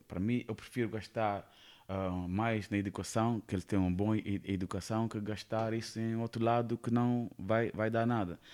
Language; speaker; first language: Portuguese; non-native, fluent; Kabuverdianu